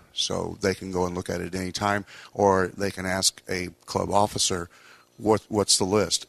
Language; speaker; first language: English; native; English